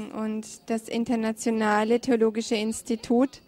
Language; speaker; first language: German; non-native, fluent; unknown